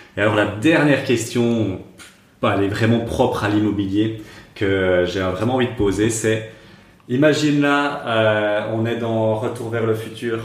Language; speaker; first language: French; native; French